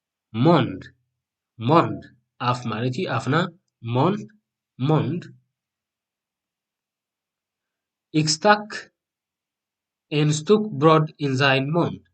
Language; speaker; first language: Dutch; non-native, fluent; Tigrinya